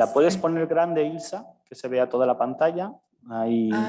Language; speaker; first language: Spanish; native; Spanish